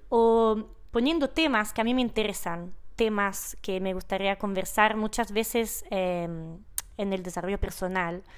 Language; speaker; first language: Spanish; non-native, fluent; Italian